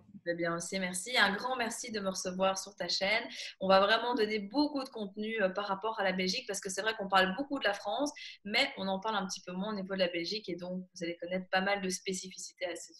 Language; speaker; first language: French; native; French